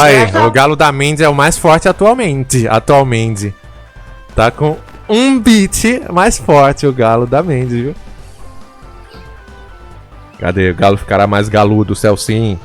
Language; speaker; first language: Portuguese; native; Portuguese